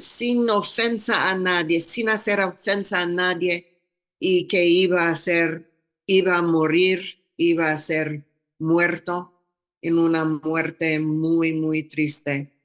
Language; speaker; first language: Spanish; non-native, fluent; English